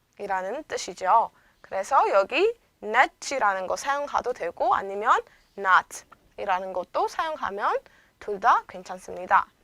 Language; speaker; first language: Korean; non-native, fluent; Amharic